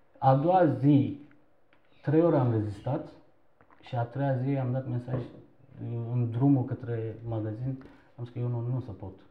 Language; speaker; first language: Romanian; non-native, fluent; Turkish